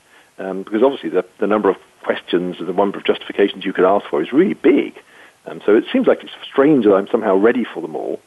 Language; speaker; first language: English; native; English